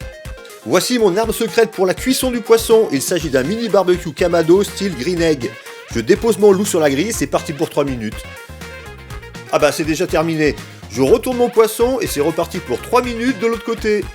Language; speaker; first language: French; native; French